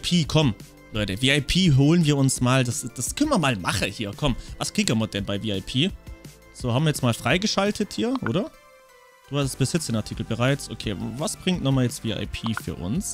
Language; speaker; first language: German; native; German